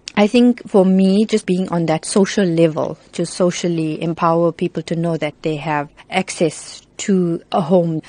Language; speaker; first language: English; native; English